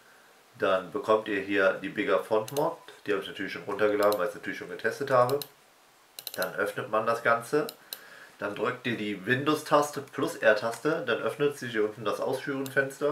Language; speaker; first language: German; native; German